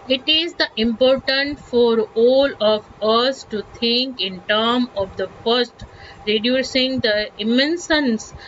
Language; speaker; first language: English; non-native, local second language; Gujarati